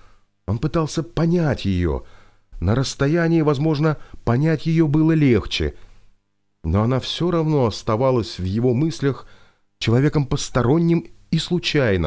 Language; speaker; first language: Russian; native; Russian